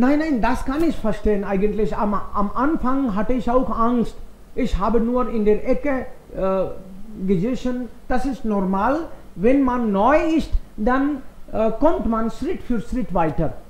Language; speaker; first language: German; non-native, fluent; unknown